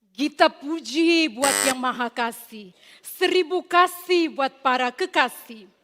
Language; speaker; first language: Malay; non-native, fluent; Tetum